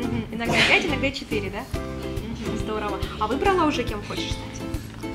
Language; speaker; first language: Russian; native; Russian